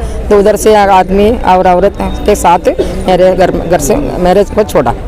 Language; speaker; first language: Hindi; non-native, local second language; Malayalam